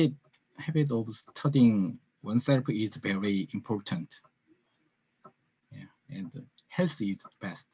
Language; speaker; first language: English; non-native, learner; Korean